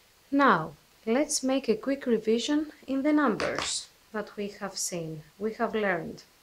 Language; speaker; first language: English; non-native, fluent; Greek